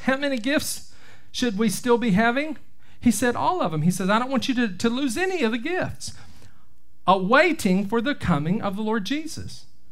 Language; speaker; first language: English; native; English